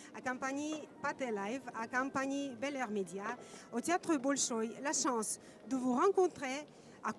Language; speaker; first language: French; non-native, fluent; Russian